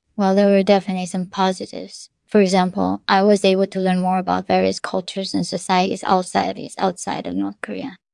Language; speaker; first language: English; non-native, fluent; Korean